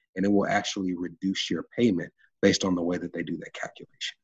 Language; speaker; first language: English; native; English